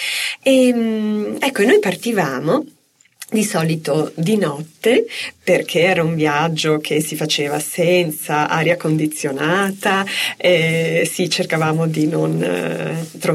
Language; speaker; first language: Italian; native; Italian